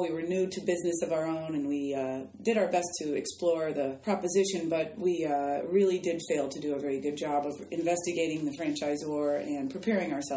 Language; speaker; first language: English; native; English